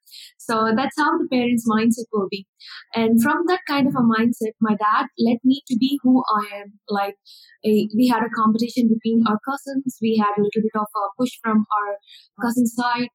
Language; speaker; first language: English; non-native, local second language; Tamil